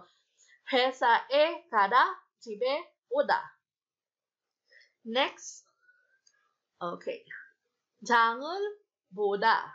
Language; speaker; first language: Korean; non-native, fluent; Filipino